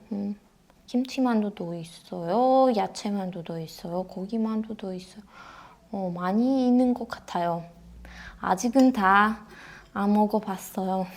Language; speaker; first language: Korean; non-native, learner; Russian